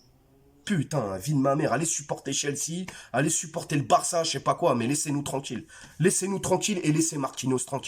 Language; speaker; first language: French; native; French